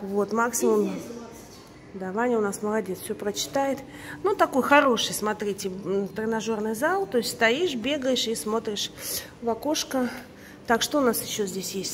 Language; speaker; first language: Russian; native; Russian